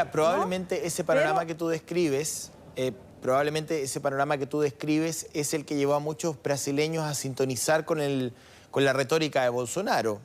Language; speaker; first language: Spanish; native; Spanish